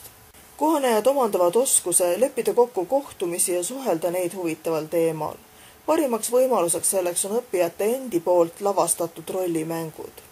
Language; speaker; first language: Estonian; native; Estonian